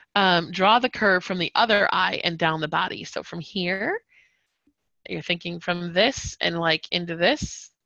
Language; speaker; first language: English; native; English